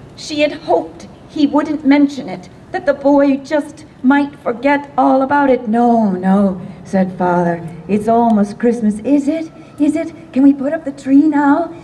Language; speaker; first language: English; native; English